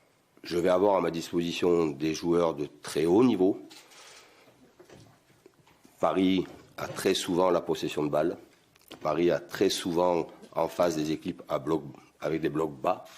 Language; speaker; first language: French; native; French